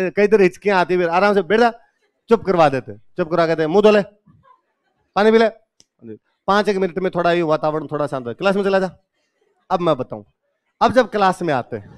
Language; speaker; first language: Hindi; native; Hindi